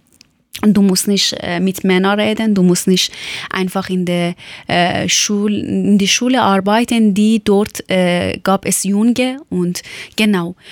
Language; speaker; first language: German; non-native, learner; Persian